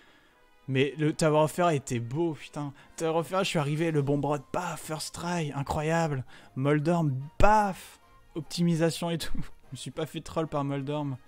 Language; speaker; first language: French; native; French